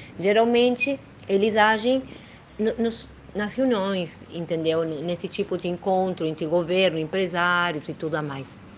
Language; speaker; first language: Portuguese; early bilingual, heritage; Portuguese